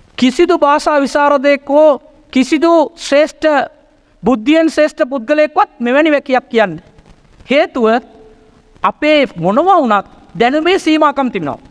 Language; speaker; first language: Sinhala; non-native, local second language; Tamil